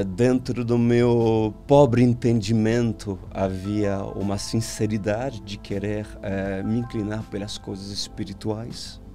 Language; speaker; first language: Portuguese; non-native, fluent; French